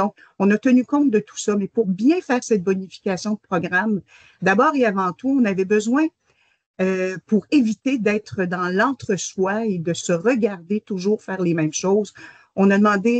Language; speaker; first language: French; native; French